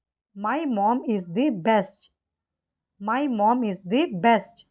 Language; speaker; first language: English; non-native, local second language; Tamil